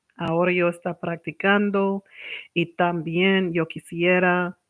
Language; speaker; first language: Spanish; non-native, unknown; English